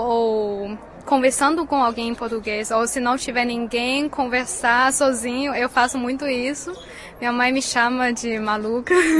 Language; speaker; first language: Portuguese; non-native, fluent; Chinese